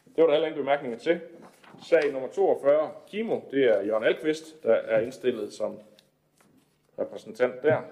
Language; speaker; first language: Danish; native; Danish